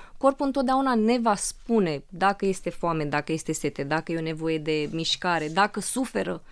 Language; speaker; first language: Romanian; non-native, local second language; Russian